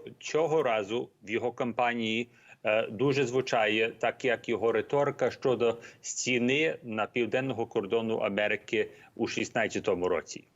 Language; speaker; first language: Ukrainian; early bilingual, heritage; Ukrainian